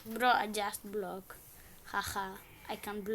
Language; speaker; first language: English; non-native, learner; Greek